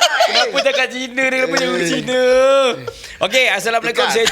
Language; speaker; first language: Malay; native; Malay